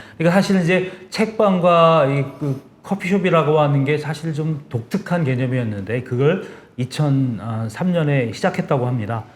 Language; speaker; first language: Korean; native; Korean